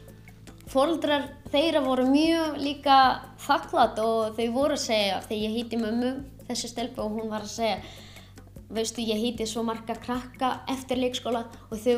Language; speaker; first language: Icelandic; non-native, learner; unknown